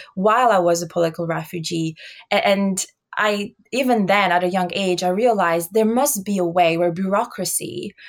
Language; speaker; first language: English; early bilingual, other home language; Albanian